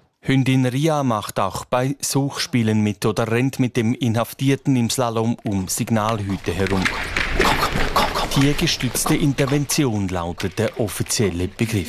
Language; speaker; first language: German; native; German